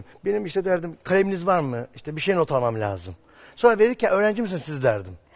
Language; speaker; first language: Turkish; native; Turkish